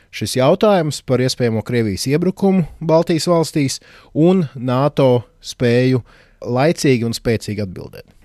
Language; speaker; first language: Latvian; native; Latvian